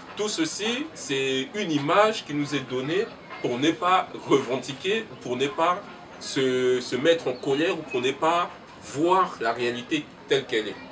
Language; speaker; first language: French; early bilingual, other home language; Lingala